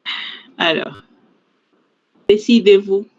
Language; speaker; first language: French; non-native, fluent; Spanish